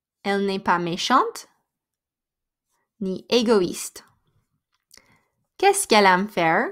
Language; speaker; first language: French; non-native, fluent; English